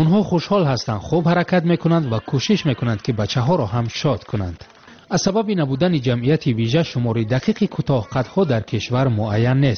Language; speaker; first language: Tajik; native; Tajik